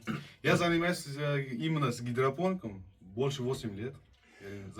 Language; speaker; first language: Russian; non-native, fluent; Uzbek